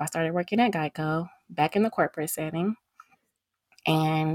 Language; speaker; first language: English; native; English